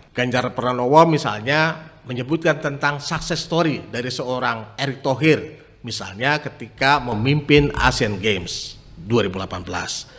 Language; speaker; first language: Indonesian; native; Indonesian